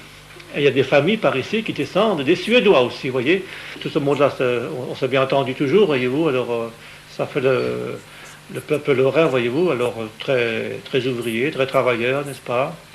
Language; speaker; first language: French; native; French